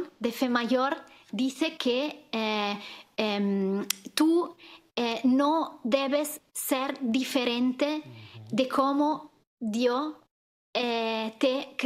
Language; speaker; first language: Spanish; non-native, fluent; Italian